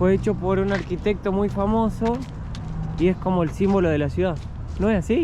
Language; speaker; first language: Spanish; native; Spanish